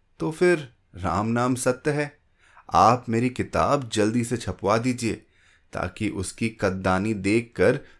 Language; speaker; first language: Hindi; native; Hindi